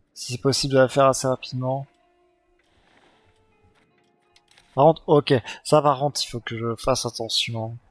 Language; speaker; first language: French; native; French